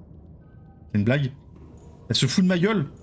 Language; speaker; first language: French; native; French